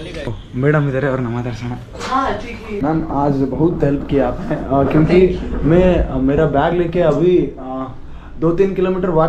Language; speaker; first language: Hindi; non-native, local second language; Kannada